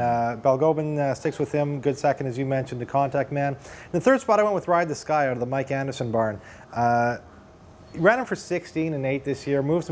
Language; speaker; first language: English; native; English